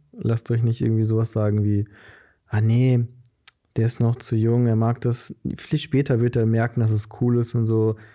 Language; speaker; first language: German; early bilingual, other home language; Portuguese